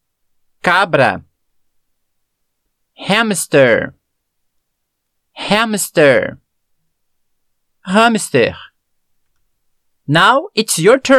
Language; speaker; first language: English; non-native, fluent; Portuguese